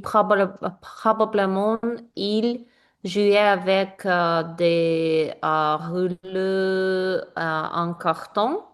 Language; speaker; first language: French; non-native, learner; English